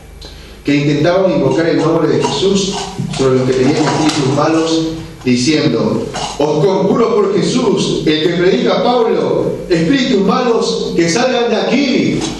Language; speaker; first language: Spanish; non-native, fluent; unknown